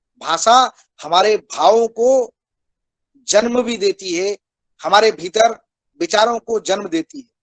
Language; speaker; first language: Hindi; native; Hindi